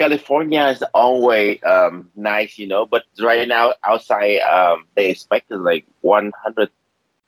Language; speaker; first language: English; non-native, learner; Vietnamese